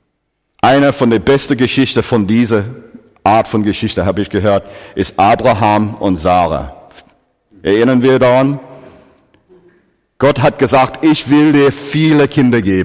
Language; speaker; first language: German; non-native, fluent; English